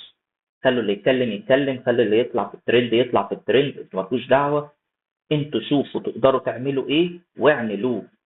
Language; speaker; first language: Arabic; native; Arabic